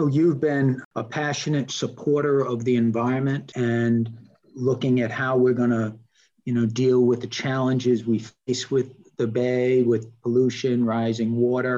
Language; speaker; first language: English; native; English